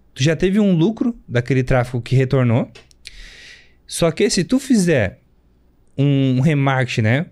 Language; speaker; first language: Portuguese; native; Portuguese